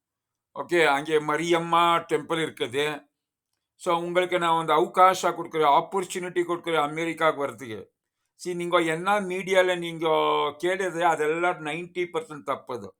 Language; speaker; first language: Tamil; non-native, learner; Kannada